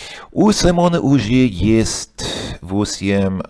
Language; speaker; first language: Russian; non-native, learner; English